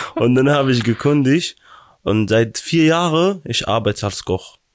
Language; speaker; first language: German; non-native, fluent; Persian